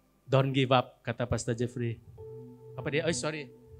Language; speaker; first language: English; non-native, local second language; Malay